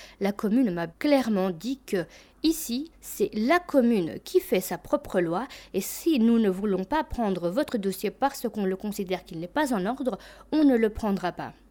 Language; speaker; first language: French; early bilingual, other home language; Albanian